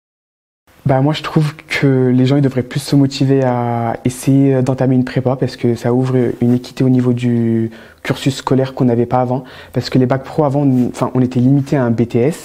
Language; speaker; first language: French; native; French